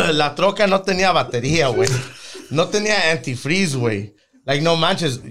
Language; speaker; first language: Spanish; early bilingual, heritage; Spanish